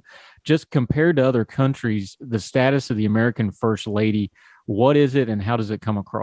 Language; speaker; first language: English; native; English